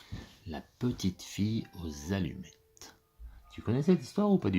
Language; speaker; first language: French; native; French